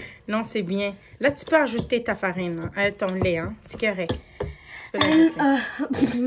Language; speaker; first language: French; non-native, local second language; Arabic